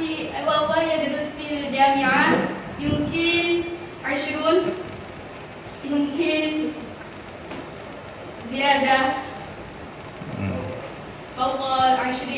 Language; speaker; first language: Arabic; non-native, learner; Indonesian